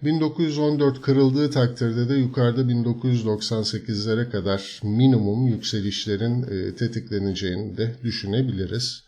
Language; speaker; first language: Turkish; native; Turkish